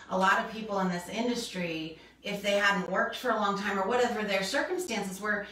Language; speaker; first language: English; native; English